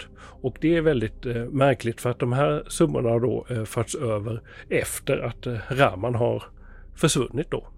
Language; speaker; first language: Swedish; native; Swedish